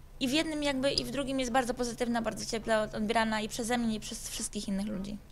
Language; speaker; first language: Polish; native; Polish